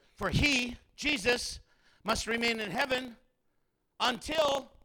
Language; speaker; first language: English; native; English